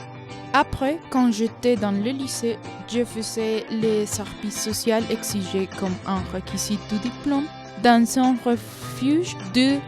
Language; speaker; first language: French; non-native, learner; Spanish